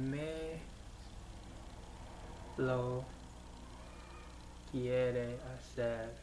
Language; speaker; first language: Spanish; non-native, learner; English